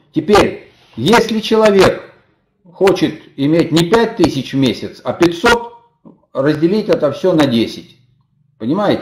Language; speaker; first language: Russian; native; Russian